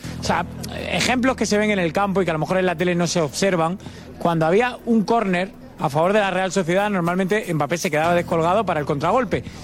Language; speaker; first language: Spanish; native; Spanish